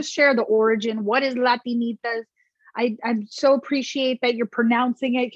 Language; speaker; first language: English; native; English